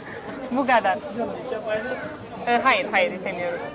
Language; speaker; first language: Turkish; non-native, learner; Romanian